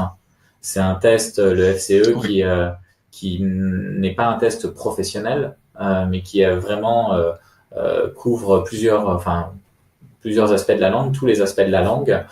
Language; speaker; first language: French; native; French